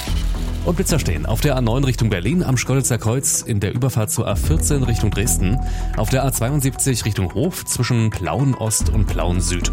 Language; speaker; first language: German; native; German